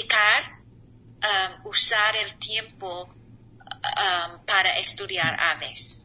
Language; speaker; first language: Spanish; non-native, learner; English